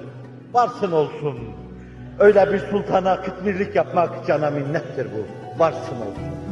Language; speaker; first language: Turkish; native; Turkish